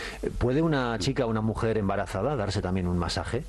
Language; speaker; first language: Spanish; native; Spanish